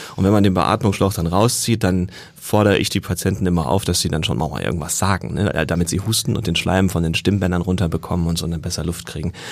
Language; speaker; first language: German; native; German